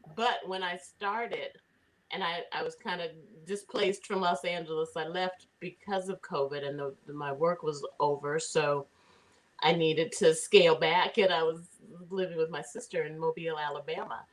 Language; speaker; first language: English; native; English